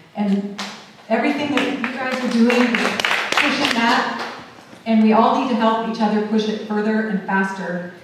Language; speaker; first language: English; native; English